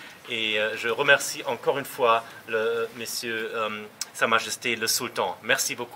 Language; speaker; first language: French; non-native, fluent; German